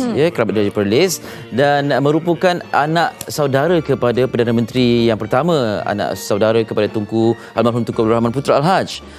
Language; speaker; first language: Malay; native; Malay